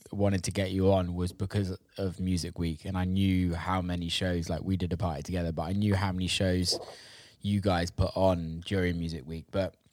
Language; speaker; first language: English; native; English